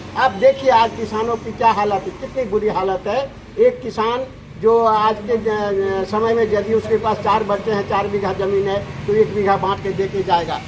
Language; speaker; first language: Hindi; native; Hindi